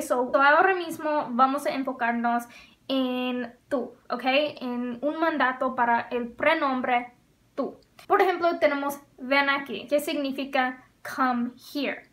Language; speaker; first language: Spanish; non-native, fluent; English